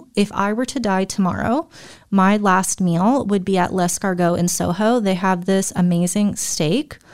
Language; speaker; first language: English; early bilingual, other home language; German